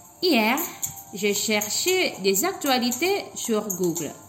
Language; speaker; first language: French; non-native, fluent; Indonesian